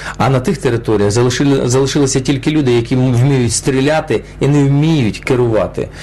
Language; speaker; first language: Ukrainian; non-native, local second language; Russian